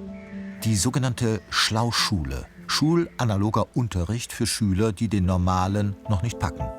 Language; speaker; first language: German; native; German